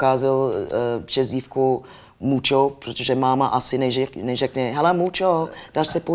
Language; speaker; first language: Czech; non-native, learner; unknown